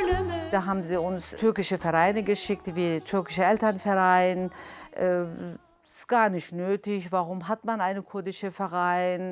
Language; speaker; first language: German; non-native, fluent; Kurdish